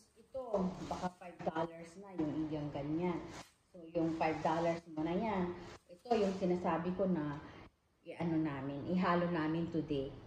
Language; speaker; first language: Filipino; non-native, local second language; Iloko